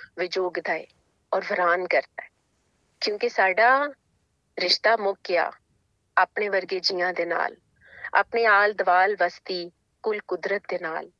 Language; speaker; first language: Punjabi; native; Punjabi